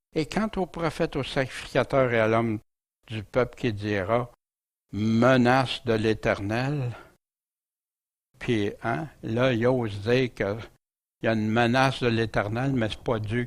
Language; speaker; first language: French; native; French